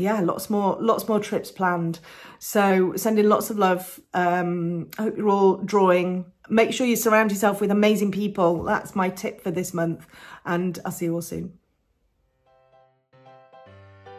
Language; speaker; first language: English; native; English